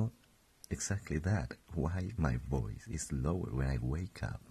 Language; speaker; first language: English; non-native, fluent; Spanish